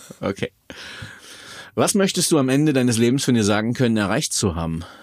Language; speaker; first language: German; native; German